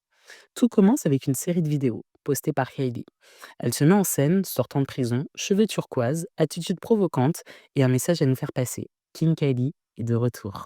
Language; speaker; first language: French; native; French